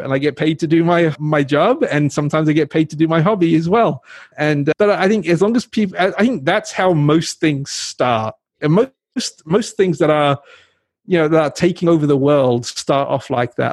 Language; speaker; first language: English; native; English